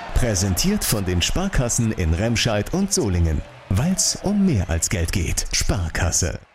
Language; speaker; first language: German; native; German